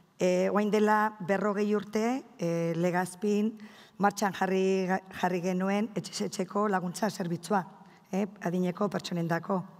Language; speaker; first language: Basque; native; Basque